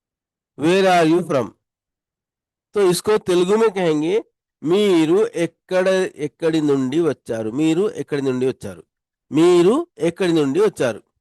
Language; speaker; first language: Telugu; non-native, local second language; Urdu